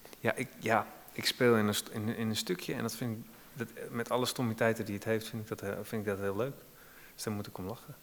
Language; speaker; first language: Dutch; native; Dutch